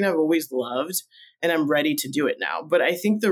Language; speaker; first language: English; early bilingual, other home language; Spanish